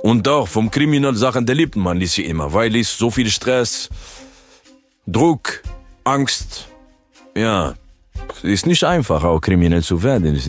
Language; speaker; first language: German; non-native, learner; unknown